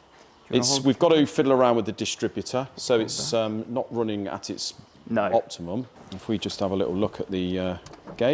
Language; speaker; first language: English; native; English